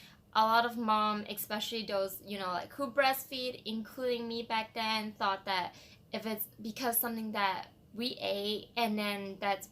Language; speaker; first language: English; non-native, fluent; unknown